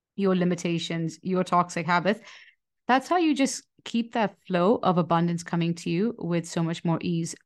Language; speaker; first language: English; non-native, local second language; Hindi